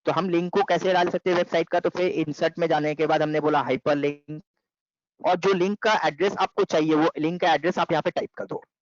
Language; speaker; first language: Hindi; non-native, local second language; Bangla